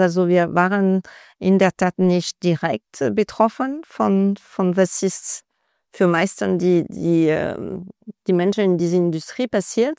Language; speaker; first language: German; non-native, fluent; French